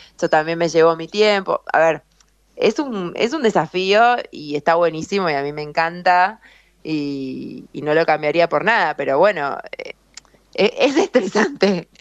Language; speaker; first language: Spanish; native; Spanish